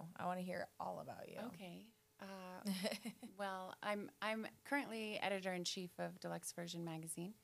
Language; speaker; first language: English; native; English